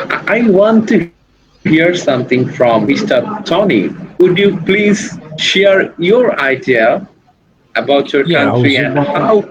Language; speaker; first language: English; non-native, learner; Bangla